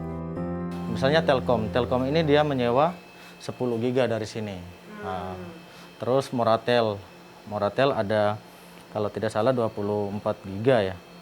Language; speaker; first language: Indonesian; native; Indonesian